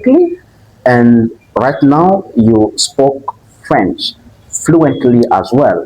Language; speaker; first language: English; non-native, fluent; French